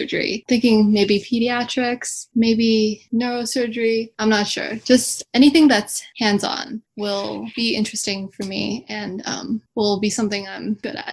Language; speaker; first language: English; early bilingual, other home language; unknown